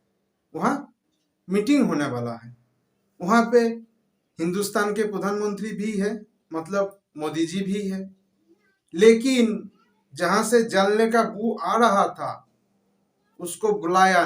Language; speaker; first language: Hindi; non-native, local second language; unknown